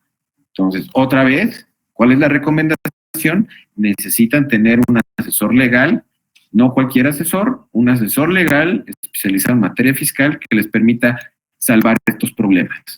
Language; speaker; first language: Spanish; native; Spanish